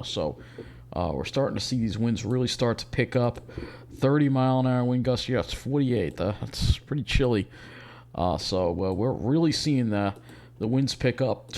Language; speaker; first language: English; native; English